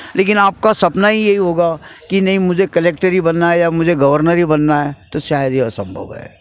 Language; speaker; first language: Hindi; non-native, local second language; Marathi